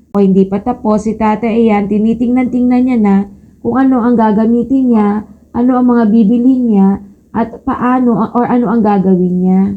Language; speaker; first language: Filipino; native; Filipino